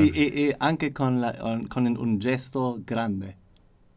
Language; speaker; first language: Italian; non-native, learner; German